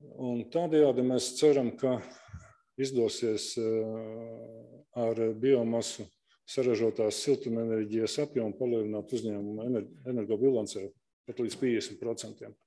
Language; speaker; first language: Latvian; non-native, local second language; Russian